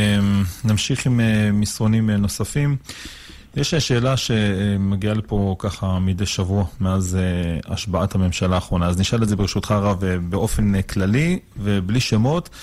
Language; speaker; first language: Hebrew; native; Hebrew